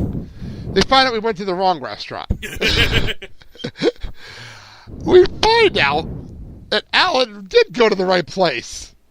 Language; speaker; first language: English; native; English